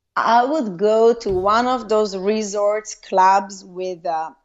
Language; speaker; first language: English; non-native, fluent; Italian